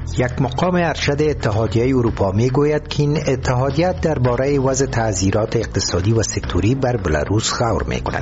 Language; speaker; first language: Persian; native; Persian